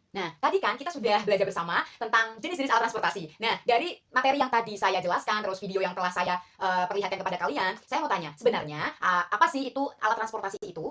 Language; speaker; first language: Indonesian; native; Indonesian